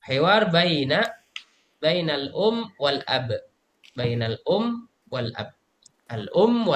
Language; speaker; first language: Arabic; non-native, fluent; Indonesian